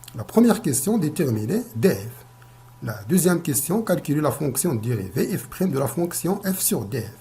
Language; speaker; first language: French; non-native, local second language; Arabic